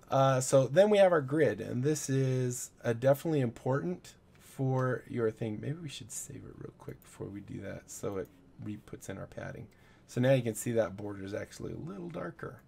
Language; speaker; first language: English; native; English